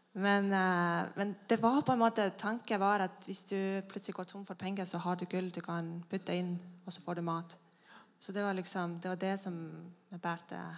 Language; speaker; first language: Norwegian; non-native, fluent; Estonian